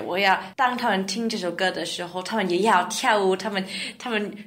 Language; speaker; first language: Chinese; non-native, learner; English